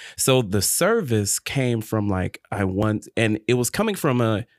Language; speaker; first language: English; native; English